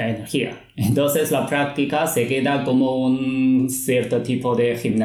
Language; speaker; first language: Spanish; non-native, fluent; Chinese